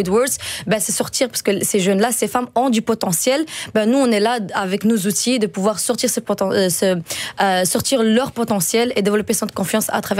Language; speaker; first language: French; non-native, fluent; Dutch